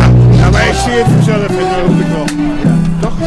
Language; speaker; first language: Dutch; native; Dutch